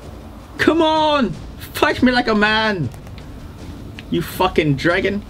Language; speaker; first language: English; native; English